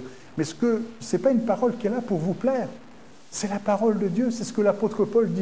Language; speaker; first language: French; native; French